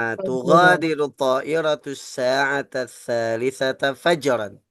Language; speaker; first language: Arabic; non-native, fluent; Indonesian